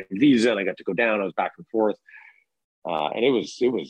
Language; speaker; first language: English; native; English